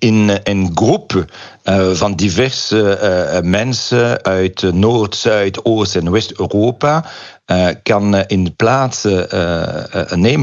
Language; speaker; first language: Dutch; non-native, local second language; French